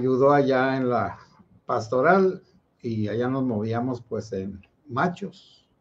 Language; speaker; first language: Spanish; native; Spanish